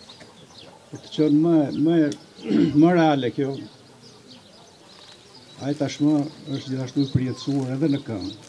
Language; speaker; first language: Albanian; native; Albanian